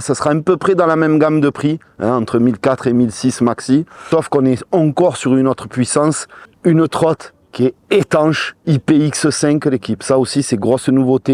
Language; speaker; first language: French; native; French